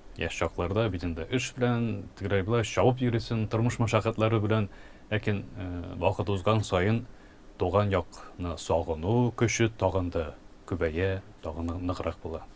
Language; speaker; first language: Tatar; early bilingual, heritage; Tatar